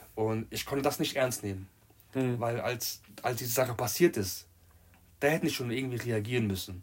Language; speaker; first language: German; native; German